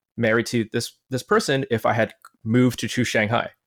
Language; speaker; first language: English; non-native, local second language; Cantonese